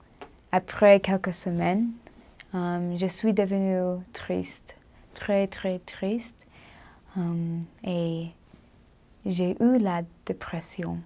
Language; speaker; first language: French; non-native, learner; English